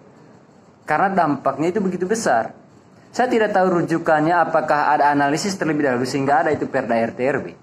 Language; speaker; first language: Indonesian; native; Indonesian